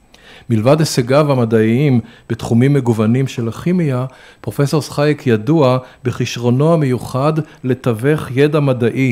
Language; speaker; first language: Hebrew; native; Hebrew